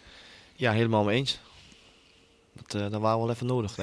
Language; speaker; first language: Dutch; native; Dutch